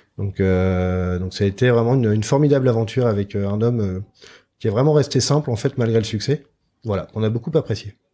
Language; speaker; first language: French; native; French